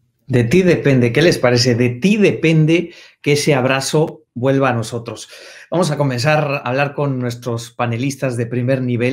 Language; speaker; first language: Spanish; native; Spanish